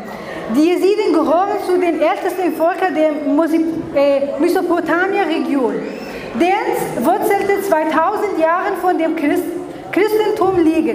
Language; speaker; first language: German; non-native, learner; Kurdish